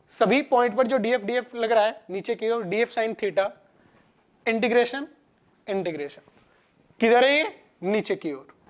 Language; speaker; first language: Hindi; non-native, local second language; Gujarati